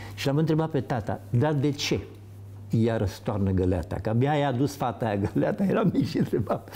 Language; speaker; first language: Romanian; native; Romanian